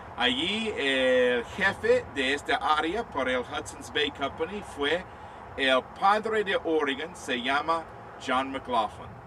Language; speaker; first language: Spanish; non-native, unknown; English